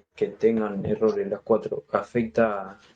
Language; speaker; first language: Spanish; native; Spanish